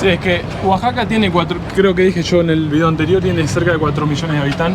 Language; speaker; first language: Spanish; native; Spanish